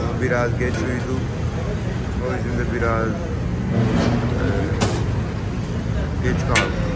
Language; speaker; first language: Turkish; non-native, learner; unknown